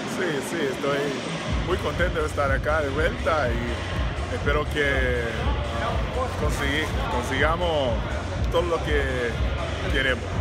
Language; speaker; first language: Spanish; non-native, fluent; English